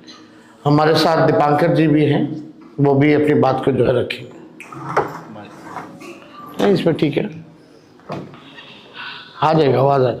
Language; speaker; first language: Hindi; native; Hindi